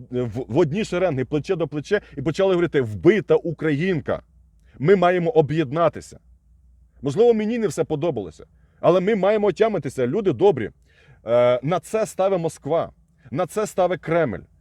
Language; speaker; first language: Ukrainian; non-native, local second language; Russian